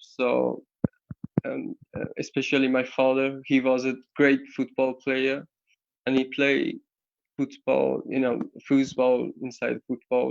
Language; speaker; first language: English; non-native, learner; Persian